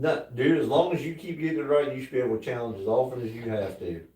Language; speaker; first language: English; native; English